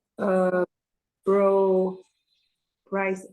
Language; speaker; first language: English; non-native, learner; Vietnamese